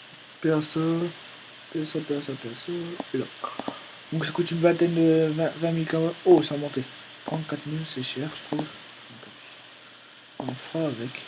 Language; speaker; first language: French; native; French